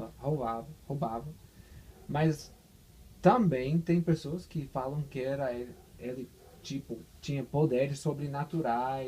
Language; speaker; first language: Portuguese; non-native, fluent; English